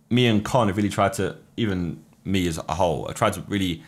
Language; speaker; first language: English; native; English